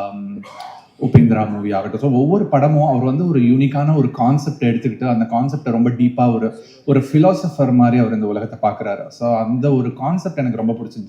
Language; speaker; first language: Tamil; native; Tamil